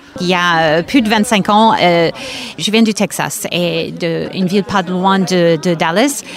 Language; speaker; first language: French; non-native, fluent; English